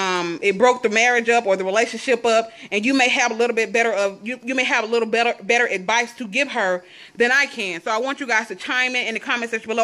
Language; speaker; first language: English; native; English